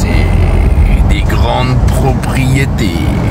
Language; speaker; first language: French; native; French